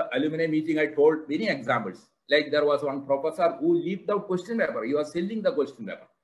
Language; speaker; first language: English; non-native, local second language; Malayalam